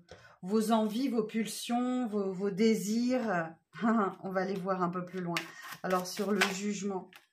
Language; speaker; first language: French; native; French